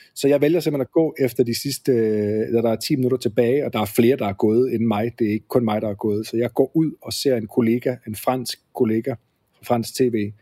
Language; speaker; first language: Danish; native; Danish